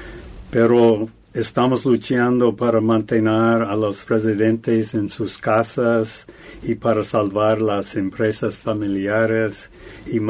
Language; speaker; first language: Spanish; non-native, fluent; English